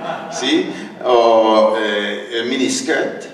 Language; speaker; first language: Spanish; non-native, learner; English